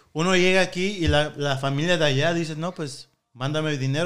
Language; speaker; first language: Spanish; early bilingual, heritage; Spanish